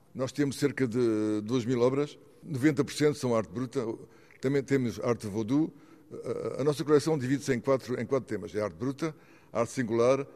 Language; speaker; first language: Portuguese; native; Portuguese